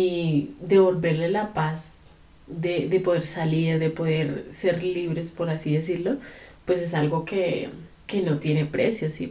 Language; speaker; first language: Spanish; native; Spanish